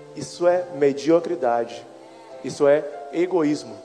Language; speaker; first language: Portuguese; native; Portuguese